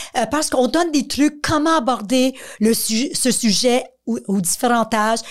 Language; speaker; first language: French; native; French